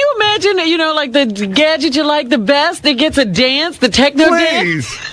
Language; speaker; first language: English; native; English